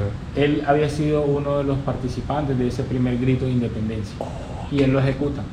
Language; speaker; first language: Spanish; native; Spanish